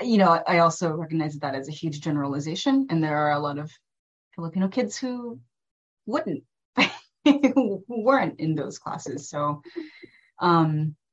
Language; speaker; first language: English; early bilingual, other home language; Filipino